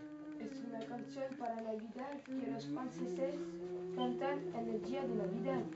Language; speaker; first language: Spanish; non-native, learner; French